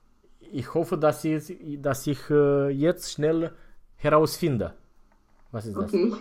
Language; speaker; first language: German; non-native, fluent; Romanian